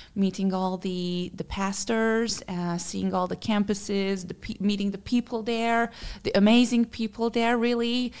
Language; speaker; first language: English; non-native, fluent; Hungarian